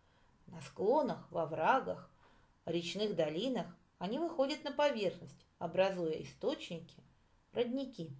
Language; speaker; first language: Russian; native; Russian